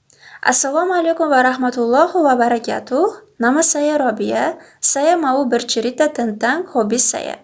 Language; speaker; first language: Indonesian; non-native, learner; Uzbek